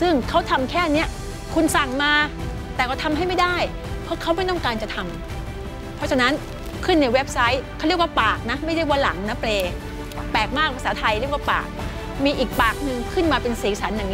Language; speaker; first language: Thai; native; Thai